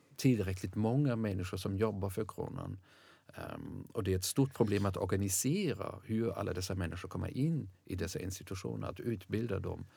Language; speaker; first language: Swedish; non-native, fluent; German